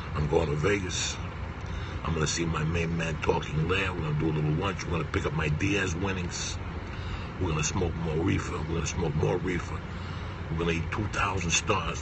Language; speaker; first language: English; early bilingual, other home language; Spanish